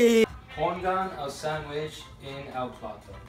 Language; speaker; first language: Spanish; non-native, learner; English